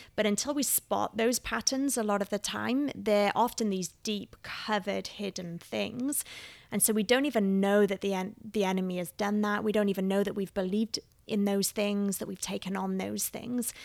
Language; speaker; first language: English; native; English